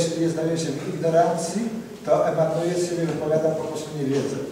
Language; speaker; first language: Polish; native; Polish